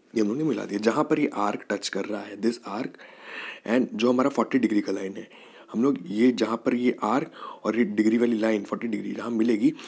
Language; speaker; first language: Hindi; native; Hindi